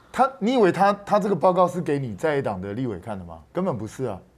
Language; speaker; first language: Chinese; native; Chinese